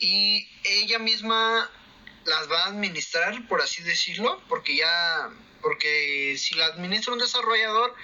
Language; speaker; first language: Spanish; native; Spanish